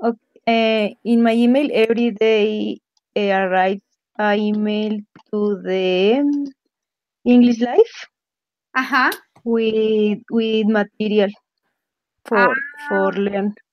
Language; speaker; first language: English; non-native, learner; Spanish